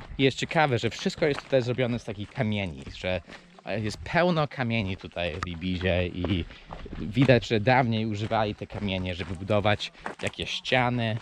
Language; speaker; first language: Polish; non-native, fluent; English